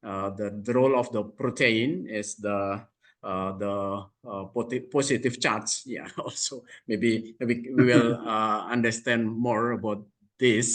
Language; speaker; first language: English; non-native, fluent; Indonesian